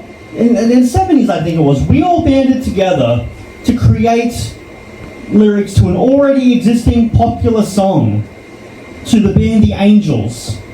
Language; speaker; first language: English; native; English